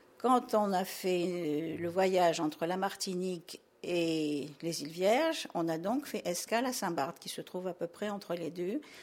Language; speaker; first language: French; native; French